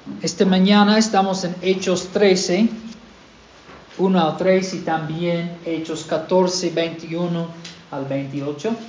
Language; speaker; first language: Spanish; non-native, fluent; English